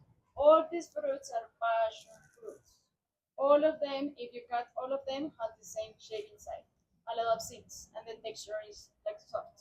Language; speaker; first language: English; non-native, fluent; Spanish